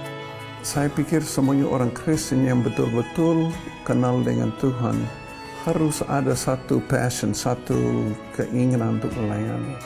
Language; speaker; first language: Indonesian; non-native, fluent; English